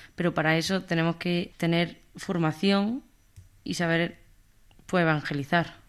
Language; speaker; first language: Spanish; native; Spanish